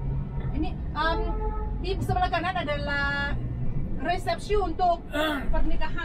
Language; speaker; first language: Indonesian; non-native, fluent; Vietnamese